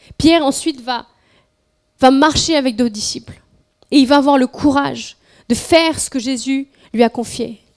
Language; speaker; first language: French; non-native, fluent; Spanish